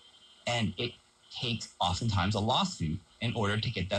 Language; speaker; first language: English; native; English